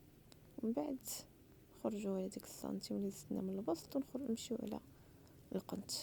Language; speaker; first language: Arabic; native; Arabic